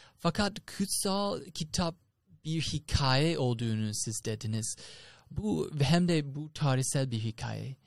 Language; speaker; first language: Turkish; non-native, fluent; English